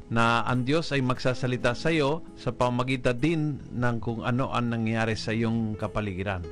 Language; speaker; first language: Filipino; non-native, local second language; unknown